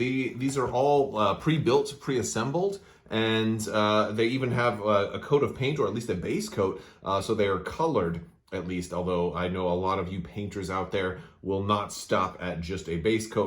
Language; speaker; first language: English; native; English